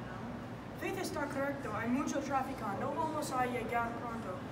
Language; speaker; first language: Spanish; non-native, learner; English